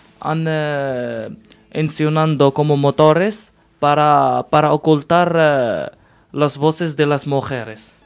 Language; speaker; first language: Spanish; non-native, learner; Arabic